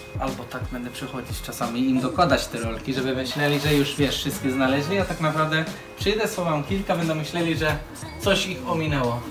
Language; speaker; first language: Polish; early bilingual, heritage; Polish